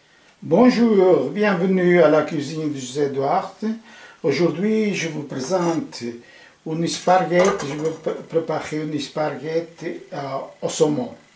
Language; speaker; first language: French; non-native, fluent; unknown